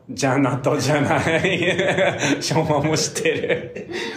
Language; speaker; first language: Japanese; non-native, fluent; English